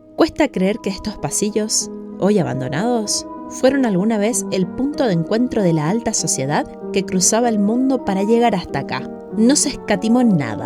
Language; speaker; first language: Spanish; native; Spanish